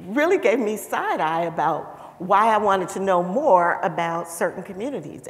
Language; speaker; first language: English; native; English